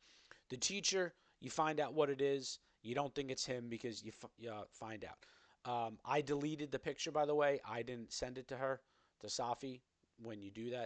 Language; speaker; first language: English; native; English